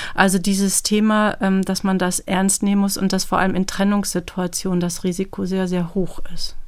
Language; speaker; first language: German; native; German